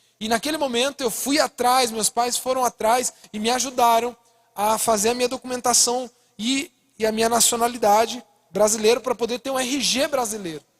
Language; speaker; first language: Portuguese; early bilingual, other home language; Spanish